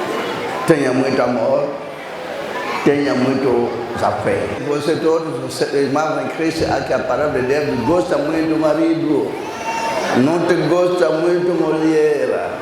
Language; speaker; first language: Portuguese; non-native, learner; Lingala